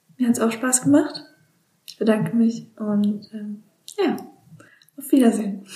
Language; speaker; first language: German; native; German